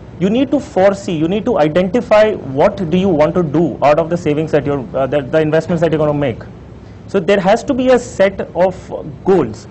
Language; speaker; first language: English; non-native, local second language; Hindi